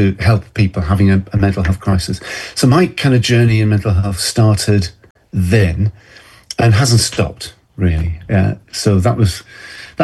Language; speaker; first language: English; native; English